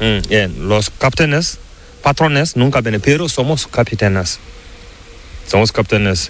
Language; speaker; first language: Spanish; non-native, learner; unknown